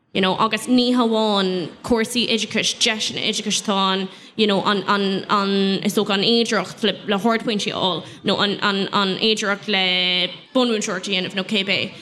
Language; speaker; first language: Irish; non-native, local second language; English